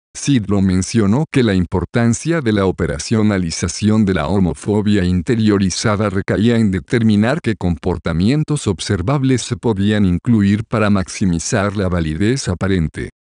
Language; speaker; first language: Spanish; native; Spanish